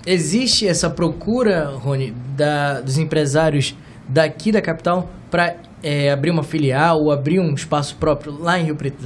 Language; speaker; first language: Portuguese; native; Portuguese